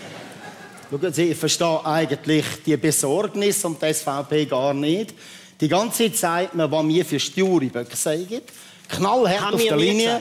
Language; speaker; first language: German; native; German